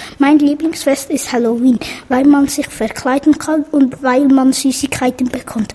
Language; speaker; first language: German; early bilingual, other home language; English